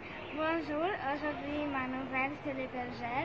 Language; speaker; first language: French; non-native, learner; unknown